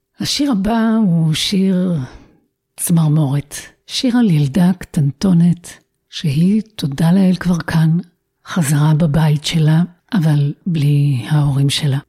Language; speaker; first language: Hebrew; native; Hebrew